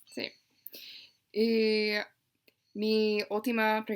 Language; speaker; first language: Spanish; non-native, learner; English